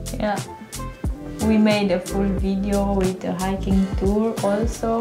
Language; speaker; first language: English; non-native, learner; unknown